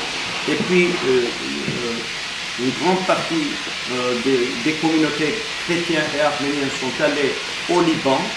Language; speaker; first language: French; non-native, fluent; Armenian